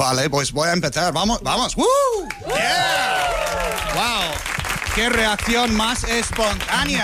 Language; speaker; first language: Spanish; non-native, fluent; English